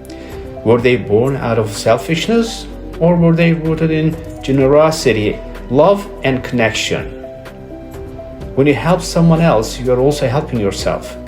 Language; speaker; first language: English; non-native, fluent; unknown